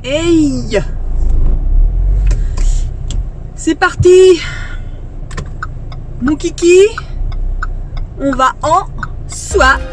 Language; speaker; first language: French; native; French